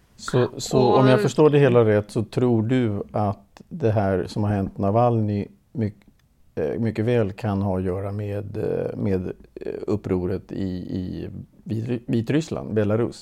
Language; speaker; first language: Swedish; native; Swedish